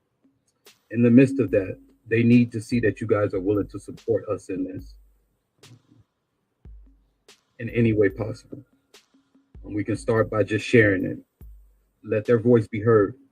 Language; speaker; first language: English; native; English